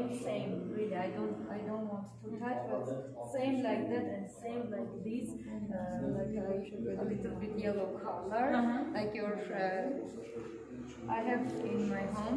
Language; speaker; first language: English; non-native, learner; Armenian